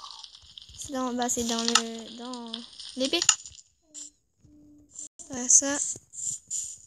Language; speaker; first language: French; native; French